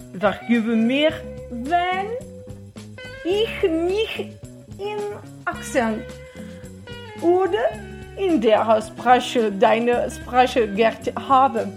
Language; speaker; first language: German; non-native, learner; Portuguese